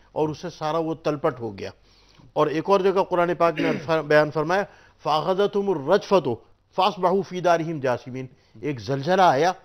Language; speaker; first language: Urdu; native; Urdu